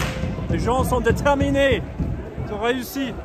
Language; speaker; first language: French; non-native, learner; English